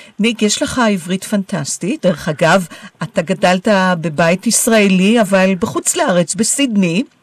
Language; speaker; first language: Hebrew; native; Hebrew